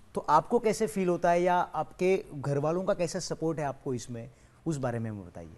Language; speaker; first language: Hindi; non-native, local second language; Marathi